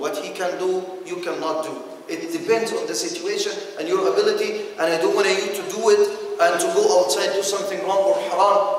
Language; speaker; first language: English; non-native, fluent; Arabic